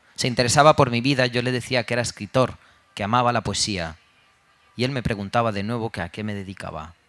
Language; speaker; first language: Spanish; early bilingual, other home language; Romanian